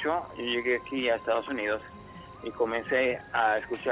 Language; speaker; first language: Spanish; native; Spanish